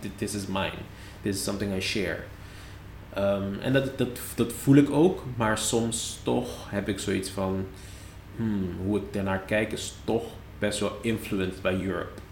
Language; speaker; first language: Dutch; non-native, local second language; Papiamento